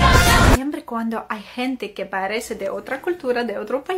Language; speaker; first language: Spanish; non-native, fluent; Ukrainian